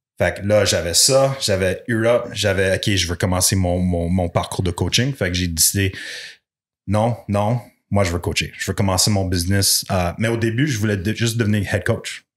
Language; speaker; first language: French; non-native, local second language; English